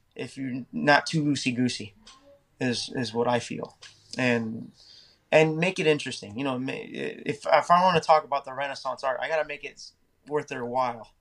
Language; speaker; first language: English; native; English